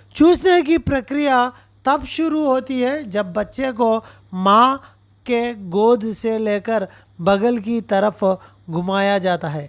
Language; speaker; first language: Hindi; non-native, local second language; Telugu